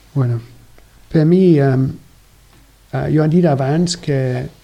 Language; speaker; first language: Catalan; non-native, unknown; English